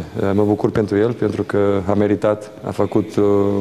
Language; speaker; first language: Romanian; non-native, fluent; Portuguese